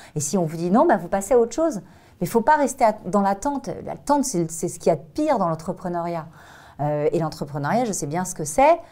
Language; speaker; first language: French; native; French